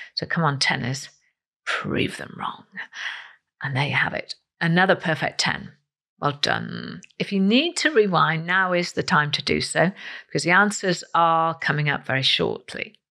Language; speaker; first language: English; native; English